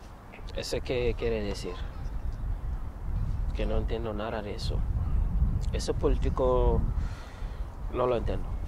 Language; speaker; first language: Spanish; non-native, learner; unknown